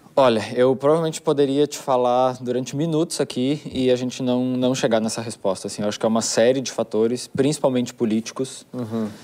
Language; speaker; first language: Portuguese; native; Portuguese